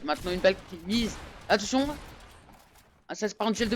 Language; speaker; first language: French; native; French